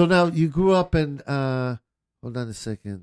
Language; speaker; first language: English; native; English